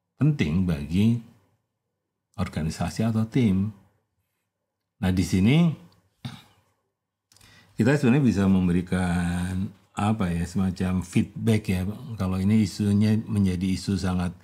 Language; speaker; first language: Indonesian; native; Indonesian